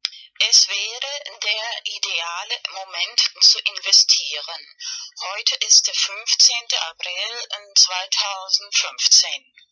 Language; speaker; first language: German; non-native, fluent; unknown